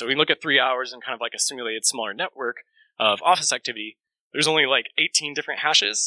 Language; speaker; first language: English; native; English